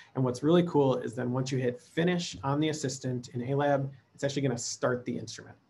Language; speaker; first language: English; native; English